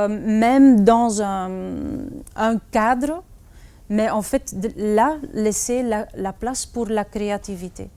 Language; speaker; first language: French; non-native, fluent; Dutch